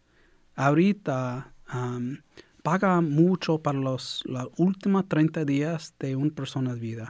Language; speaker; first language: Spanish; early bilingual, heritage; English